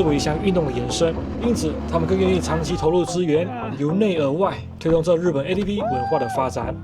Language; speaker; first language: Chinese; native; Chinese